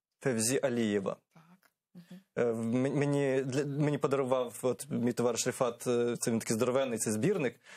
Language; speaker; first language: Ukrainian; native; Ukrainian